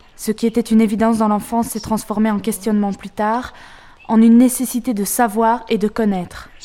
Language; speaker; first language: French; native; French